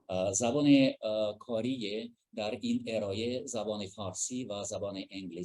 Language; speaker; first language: Persian; non-native, learner; Russian